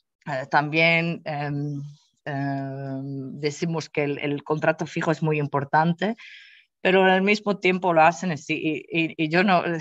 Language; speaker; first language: Spanish; non-native, fluent; Dutch